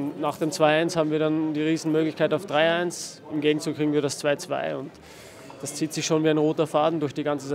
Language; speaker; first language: German; native; German